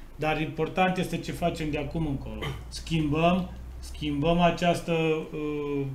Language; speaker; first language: Romanian; native; Romanian